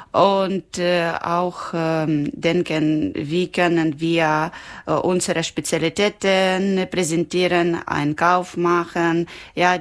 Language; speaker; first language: German; non-native, learner; Ukrainian